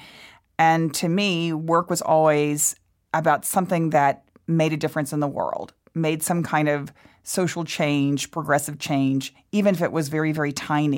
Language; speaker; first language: English; native; English